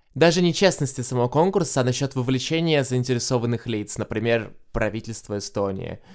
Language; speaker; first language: Russian; native; Russian